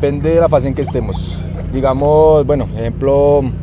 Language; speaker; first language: Spanish; native; Spanish